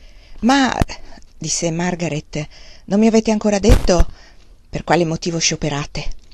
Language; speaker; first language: Italian; native; Italian